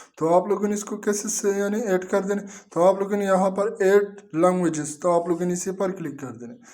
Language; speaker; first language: Urdu; non-native, local second language; Punjabi